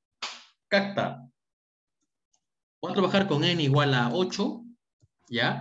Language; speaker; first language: Spanish; native; Spanish